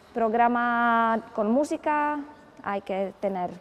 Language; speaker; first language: Spanish; non-native, fluent; Czech